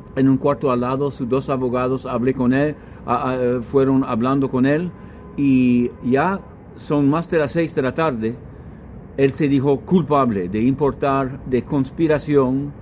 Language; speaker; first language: Spanish; non-native, fluent; English